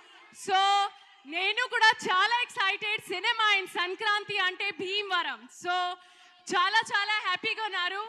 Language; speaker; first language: Telugu; non-native, learner; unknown